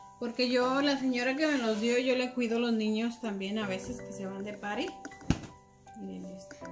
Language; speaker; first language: Spanish; native; Spanish